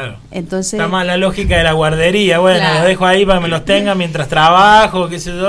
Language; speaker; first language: Spanish; native; Spanish